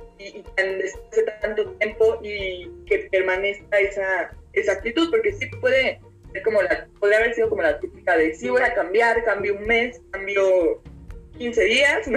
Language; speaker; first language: Spanish; native; Spanish